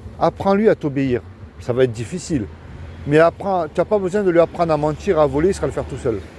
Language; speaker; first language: French; native; French